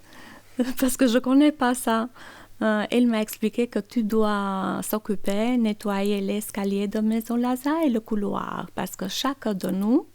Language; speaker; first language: French; non-native, learner; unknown